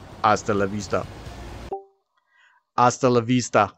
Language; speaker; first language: Spanish; non-native, learner; English